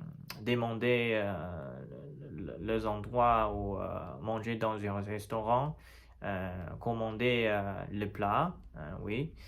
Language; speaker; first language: French; non-native, learner; Chinese